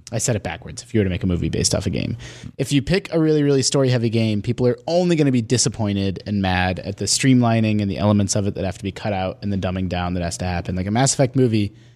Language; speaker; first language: English; native; English